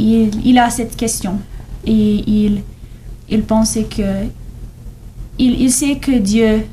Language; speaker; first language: French; non-native, learner; English